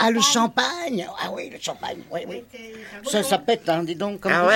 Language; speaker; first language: French; native; French